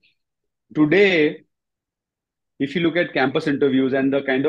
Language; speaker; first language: English; non-native, local second language; Gujarati